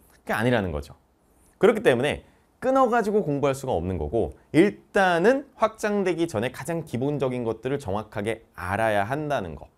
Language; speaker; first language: Korean; native; Korean